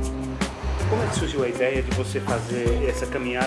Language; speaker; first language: Portuguese; native; Portuguese